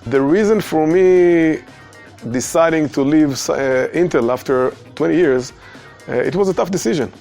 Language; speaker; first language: English; non-native, fluent; Hebrew